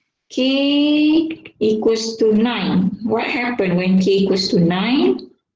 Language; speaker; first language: English; non-native, local second language; Malay